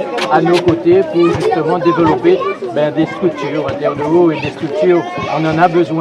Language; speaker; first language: French; native; French